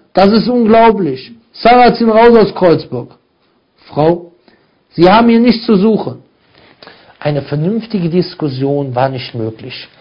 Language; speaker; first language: German; native; German